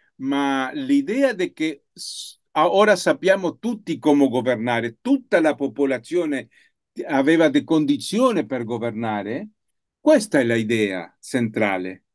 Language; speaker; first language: Italian; non-native, learner; Spanish